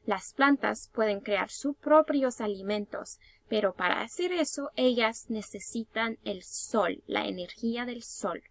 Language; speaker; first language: Spanish; early bilingual, heritage; Spanish